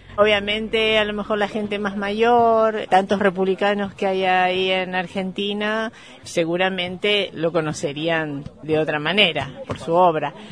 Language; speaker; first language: Spanish; native; Spanish